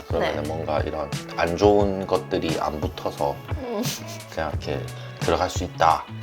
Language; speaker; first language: Korean; native; Korean